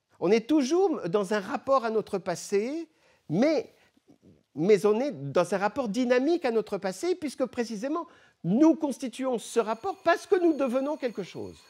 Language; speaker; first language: French; early bilingual, other home language; Arabic